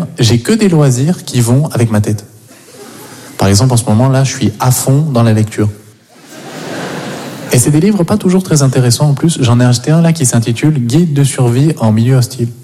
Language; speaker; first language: French; native; French